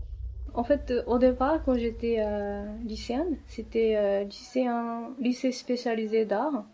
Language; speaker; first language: French; non-native, fluent; Japanese